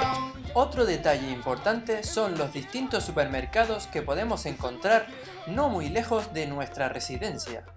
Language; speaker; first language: Spanish; native; Spanish